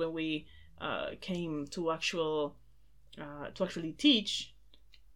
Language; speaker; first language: English; non-native, fluent; Spanish